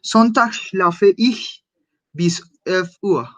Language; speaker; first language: German; non-native, fluent; Spanish